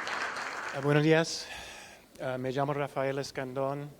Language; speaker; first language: Spanish; non-native, learner; English